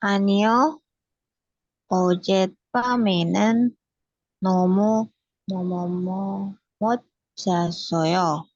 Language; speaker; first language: Korean; non-native, learner; Indonesian